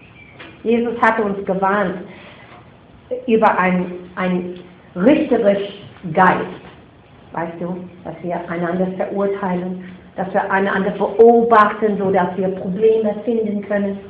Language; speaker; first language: German; non-native, fluent; English